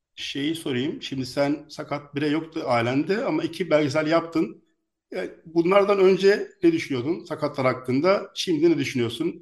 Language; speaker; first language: Turkish; native; Turkish